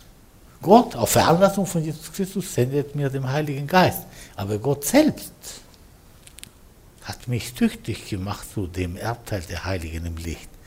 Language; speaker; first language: German; non-native, fluent; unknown